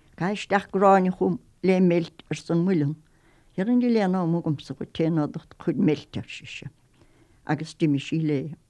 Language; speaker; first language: Irish; native; Irish